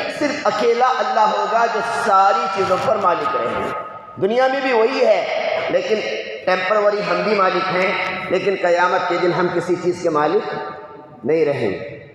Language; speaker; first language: Urdu; native; Urdu